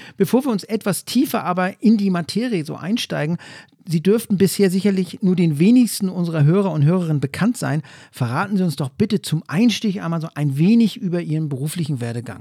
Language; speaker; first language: German; native; German